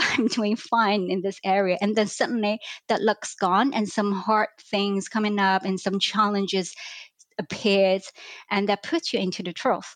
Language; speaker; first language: English; non-native, local second language; Cantonese